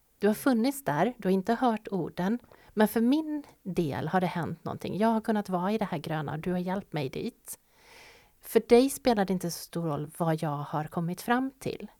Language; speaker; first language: Swedish; native; Swedish